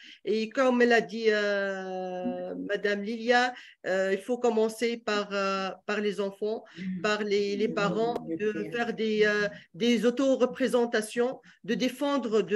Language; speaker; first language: French; non-native, local second language; Arabic